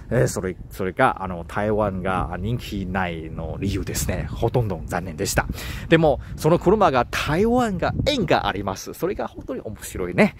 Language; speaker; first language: Japanese; non-native, learner; Chinese